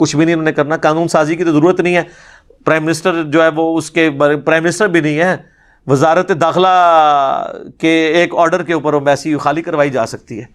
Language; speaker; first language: Urdu; non-native, local second language; Punjabi